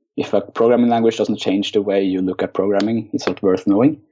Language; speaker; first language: English; non-native, fluent; Norwegian